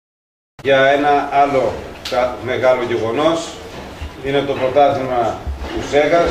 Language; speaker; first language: Greek; native; Greek